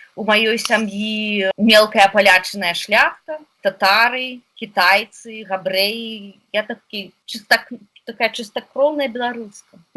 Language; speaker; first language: Belarusian; non-native, local second language; Russian